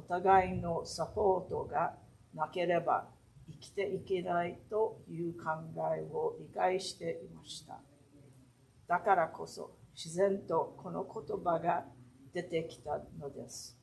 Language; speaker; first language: Japanese; early bilingual, heritage; Japanese